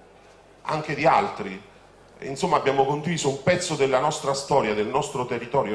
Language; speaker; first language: Italian; native; Italian